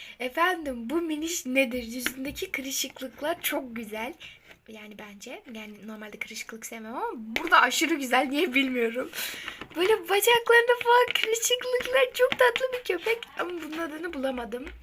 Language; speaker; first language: Turkish; native; Turkish